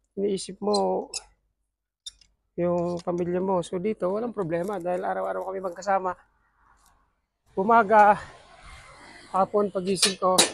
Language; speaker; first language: Filipino; native; Filipino